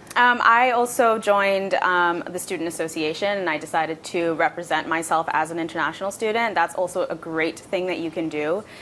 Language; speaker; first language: English; non-native, local second language; Bangla